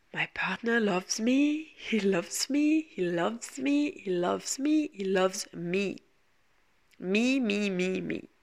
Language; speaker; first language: English; non-native, fluent; French